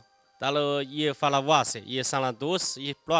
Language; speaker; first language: Romanian; non-native, learner; Chinese